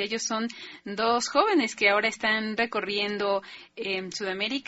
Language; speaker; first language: Spanish; native; Spanish